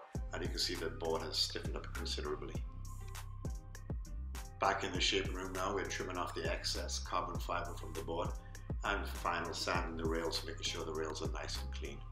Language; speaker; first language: English; native; English